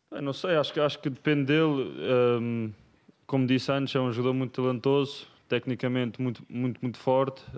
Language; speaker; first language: Portuguese; early bilingual, other home language; English